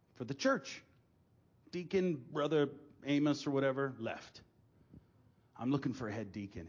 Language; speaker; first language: English; native; English